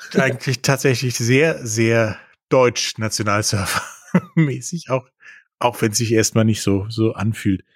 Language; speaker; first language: German; native; German